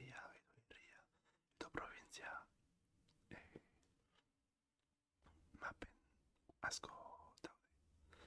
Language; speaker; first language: Basque; non-native, learner; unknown